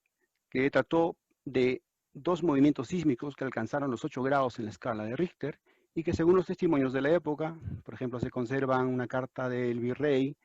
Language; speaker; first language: Spanish; native; Spanish